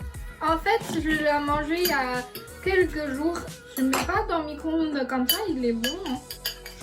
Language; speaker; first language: French; non-native, learner; Chinese